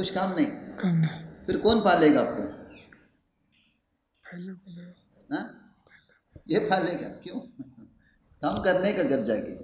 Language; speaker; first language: Hindi; non-native, local second language; Kannada